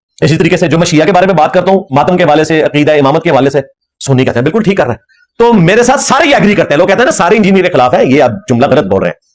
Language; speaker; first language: Urdu; non-native, local second language; Punjabi